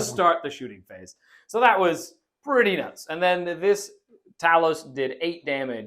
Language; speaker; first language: English; native; English